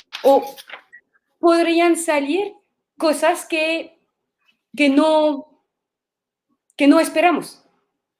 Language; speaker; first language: Spanish; non-native, fluent; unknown